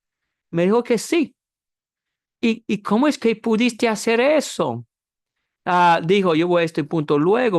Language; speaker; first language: Spanish; non-native, fluent; English